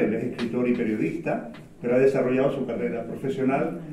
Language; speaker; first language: Spanish; native; Spanish